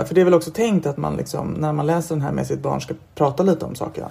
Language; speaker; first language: Swedish; native; Swedish